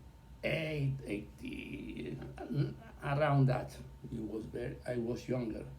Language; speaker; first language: English; non-native, learner; Spanish